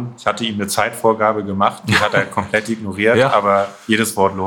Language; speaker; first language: German; native; German